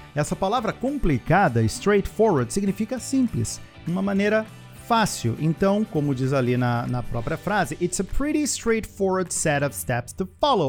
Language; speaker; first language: Portuguese; native; Portuguese